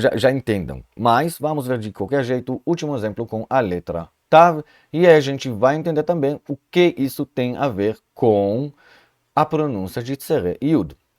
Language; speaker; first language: Portuguese; non-native, fluent; Hebrew